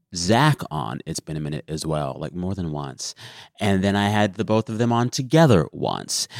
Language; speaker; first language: English; native; English